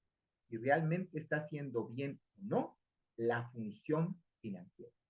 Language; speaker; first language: Spanish; native; Spanish